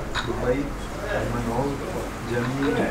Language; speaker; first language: Arabic; non-native, learner; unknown